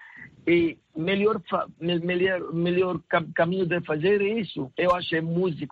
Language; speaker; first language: Portuguese; non-native, learner; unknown